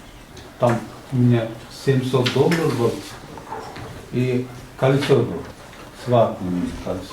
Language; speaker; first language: Russian; non-native, learner; Uzbek